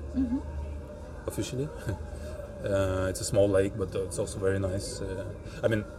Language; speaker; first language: English; non-native, fluent; Russian